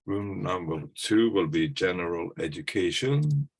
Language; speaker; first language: English; non-native, fluent; Norwegian